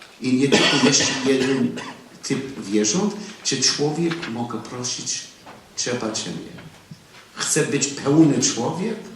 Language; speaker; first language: Polish; non-native, learner; English